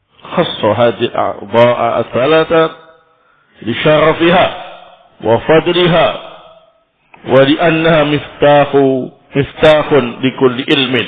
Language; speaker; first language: Arabic; non-native, fluent; Indonesian